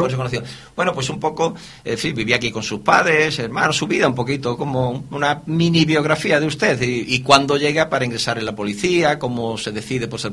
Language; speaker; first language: Spanish; native; Spanish